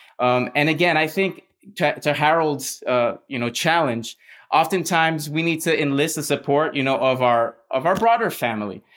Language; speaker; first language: English; early bilingual, other home language; Spanish